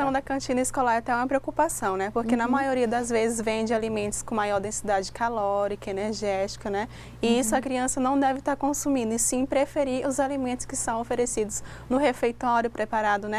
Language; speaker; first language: Portuguese; native; Portuguese